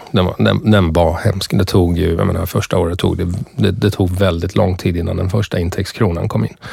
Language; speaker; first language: Swedish; early bilingual, other home language; Persian